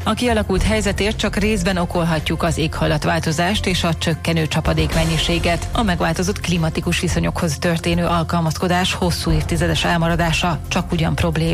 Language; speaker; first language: Hungarian; native; Hungarian